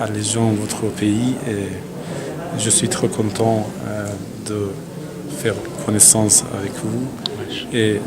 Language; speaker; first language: French; non-native, learner; Azerbaijani